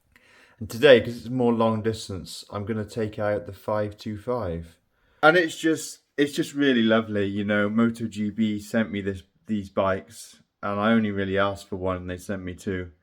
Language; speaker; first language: English; native; English